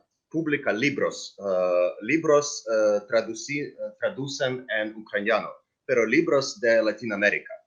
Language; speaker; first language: Spanish; non-native, learner; Ukrainian